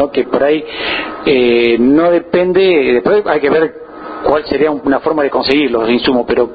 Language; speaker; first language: Spanish; native; Spanish